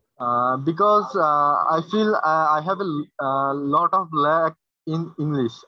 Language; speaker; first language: English; non-native, learner; Bangla